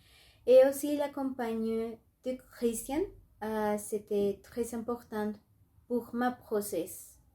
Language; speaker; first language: French; non-native, learner; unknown